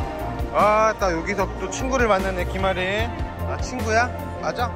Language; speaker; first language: Korean; native; Korean